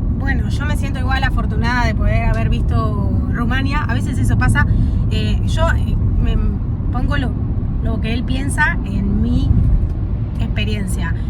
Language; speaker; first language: Spanish; native; Spanish